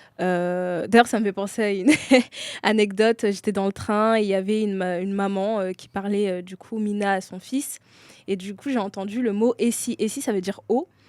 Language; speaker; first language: French; native; French